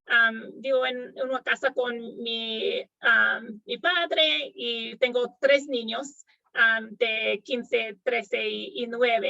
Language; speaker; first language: Spanish; non-native, fluent; English